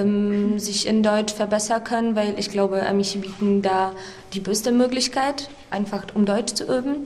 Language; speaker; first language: German; non-native, local second language; Polish